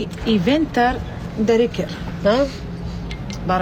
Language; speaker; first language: Swedish; non-native, learner; Arabic